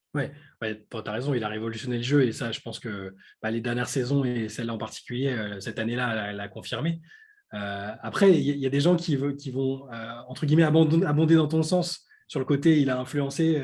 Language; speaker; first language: French; native; French